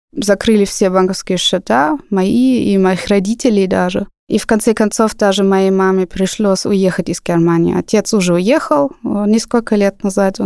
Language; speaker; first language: Russian; non-native, fluent; German